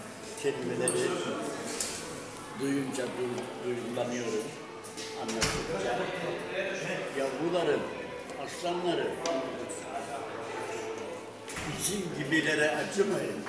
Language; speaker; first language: Turkish; native; Turkish